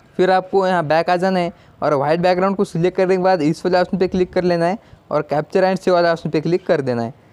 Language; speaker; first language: Hindi; non-native, local second language; Marathi